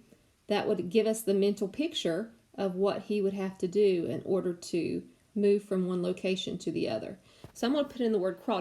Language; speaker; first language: English; native; English